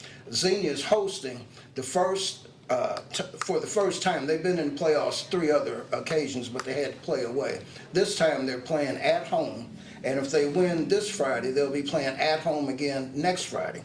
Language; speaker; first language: English; native; English